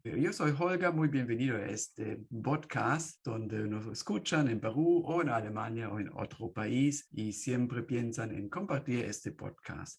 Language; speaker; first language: Spanish; non-native, fluent; German